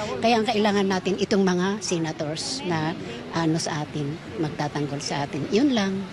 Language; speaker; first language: Filipino; non-native, local second language; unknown